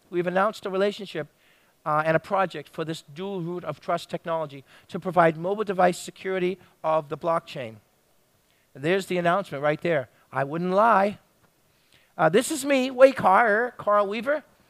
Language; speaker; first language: English; native; English